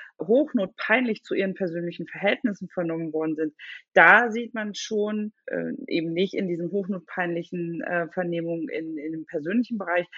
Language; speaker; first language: German; native; German